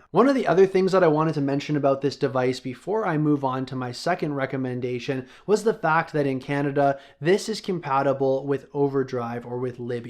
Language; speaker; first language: English; native; English